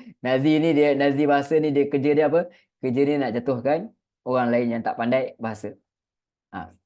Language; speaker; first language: Malay; native; Malay